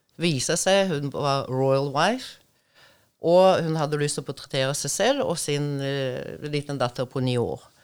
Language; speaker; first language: Norwegian; non-native, fluent; Russian